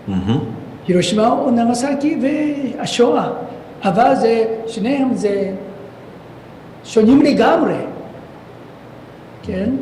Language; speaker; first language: Hebrew; non-native, learner; Japanese